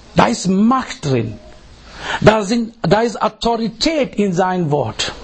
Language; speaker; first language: German; non-native, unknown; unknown